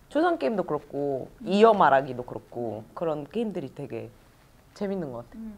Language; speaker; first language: Korean; non-native, fluent; Arabic